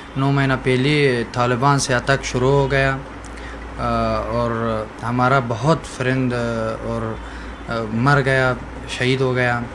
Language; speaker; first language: Hindi; non-native, learner; Persian